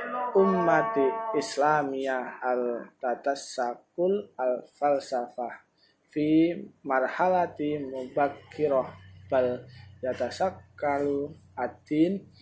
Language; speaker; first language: Arabic; non-native, learner; Indonesian